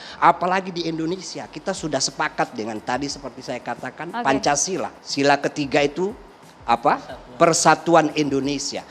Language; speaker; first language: Indonesian; native; Indonesian